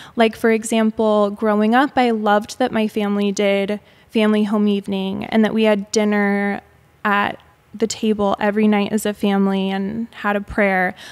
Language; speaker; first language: English; native; English